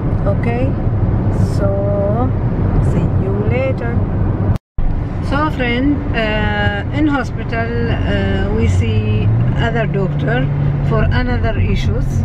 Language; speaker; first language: English; non-native, learner; Arabic